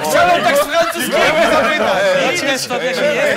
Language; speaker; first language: Polish; native; Polish